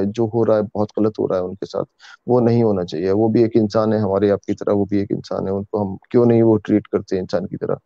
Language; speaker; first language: Hindi; native; Hindi